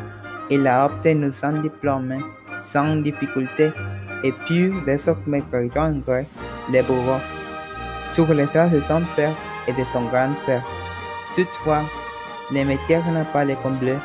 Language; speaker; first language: French; non-native, learner; Spanish